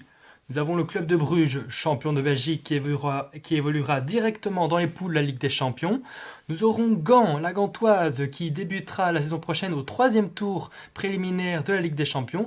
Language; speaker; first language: French; native; French